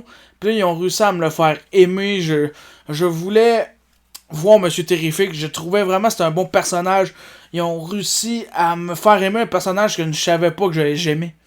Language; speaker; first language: French; native; French